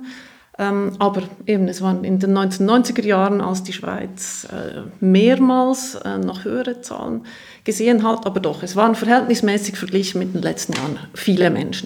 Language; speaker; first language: German; native; German